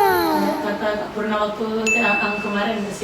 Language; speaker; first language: Indonesian; non-native, local second language; Minangkabau